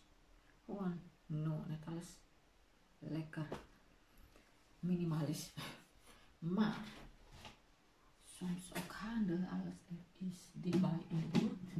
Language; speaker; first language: Dutch; non-native, learner; Indonesian